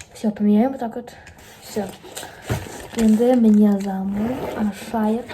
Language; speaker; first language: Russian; non-native, local second language; Kazakh